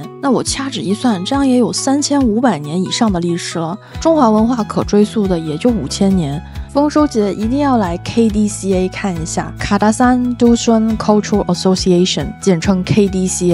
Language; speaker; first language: Chinese; native; Chinese